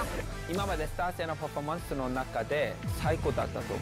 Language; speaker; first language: Japanese; non-native, learner; Korean